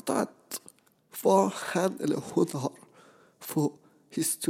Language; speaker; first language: Swedish; non-native, fluent; Persian